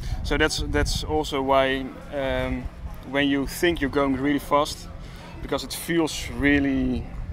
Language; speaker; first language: English; non-native, fluent; Dutch